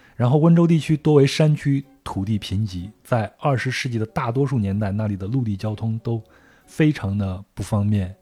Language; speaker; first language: Chinese; native; Chinese